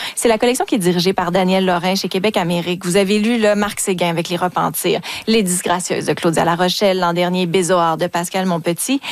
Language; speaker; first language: French; native; French